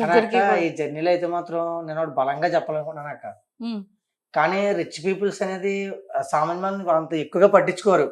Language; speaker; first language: Telugu; native; Telugu